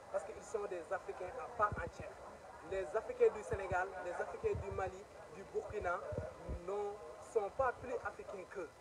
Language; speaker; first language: French; non-native, local second language; Wolof